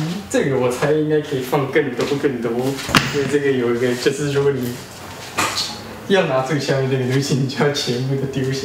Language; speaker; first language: Chinese; native; Chinese